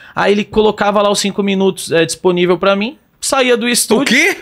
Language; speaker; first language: Portuguese; native; Portuguese